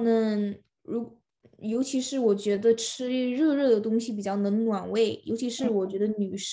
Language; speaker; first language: Chinese; early bilingual, other home language; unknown